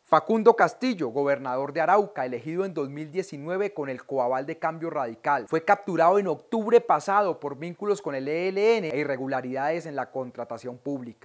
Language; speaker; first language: Spanish; native; Spanish